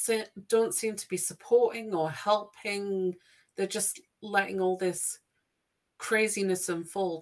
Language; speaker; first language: English; native; English